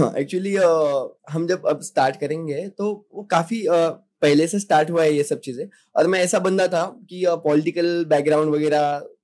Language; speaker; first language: Hindi; non-native, local second language; Marathi